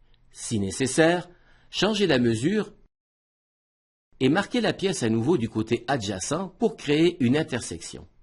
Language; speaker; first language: French; native; French